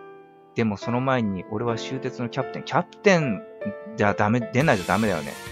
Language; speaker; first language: Japanese; native; Japanese